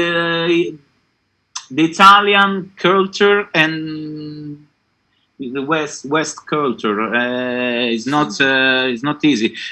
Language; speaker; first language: English; non-native, learner; Italian